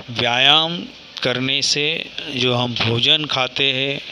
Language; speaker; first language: Hindi; non-native, local second language; Marathi